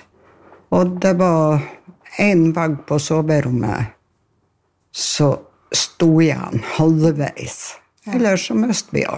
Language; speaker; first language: Norwegian; native; Norwegian